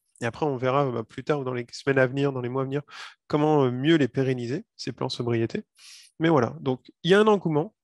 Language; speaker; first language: French; native; French